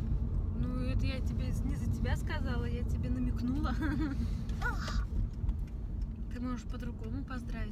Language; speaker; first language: Russian; native; Russian